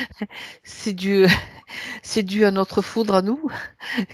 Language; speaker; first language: French; native; French